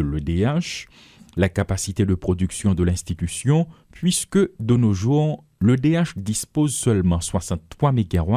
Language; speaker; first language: French; non-native, local second language; Haitian Creole